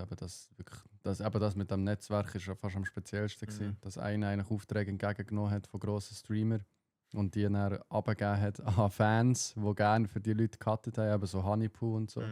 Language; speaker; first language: German; native; German